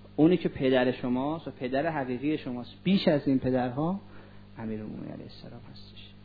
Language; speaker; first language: Persian; native; Persian